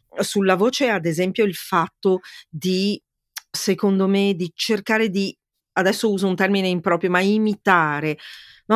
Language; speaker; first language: Italian; native; Italian